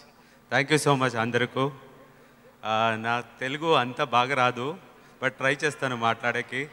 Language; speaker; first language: Telugu; non-native, learner; Kannada